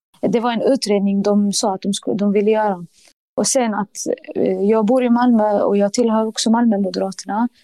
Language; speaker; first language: Swedish; early bilingual, other home language; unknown